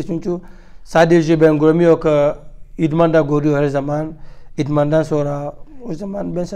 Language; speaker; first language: Turkish; non-native, learner; French